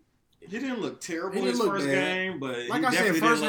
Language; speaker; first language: English; native; English